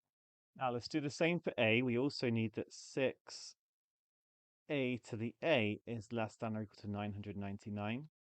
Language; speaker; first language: English; native; English